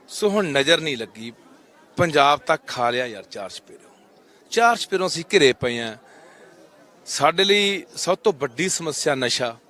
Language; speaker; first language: Punjabi; native; Punjabi